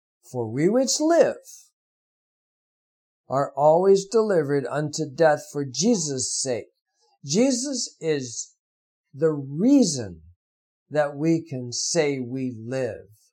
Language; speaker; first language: English; native; English